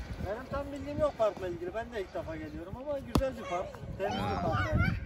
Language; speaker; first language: Turkish; native; Turkish